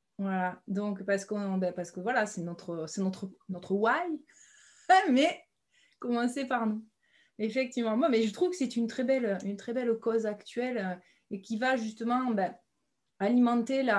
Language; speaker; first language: French; native; French